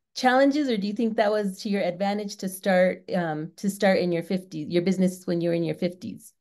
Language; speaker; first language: English; native; English